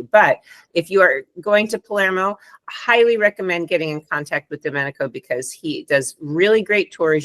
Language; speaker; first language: English; non-native, fluent; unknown